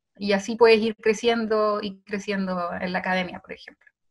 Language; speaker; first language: Spanish; native; Spanish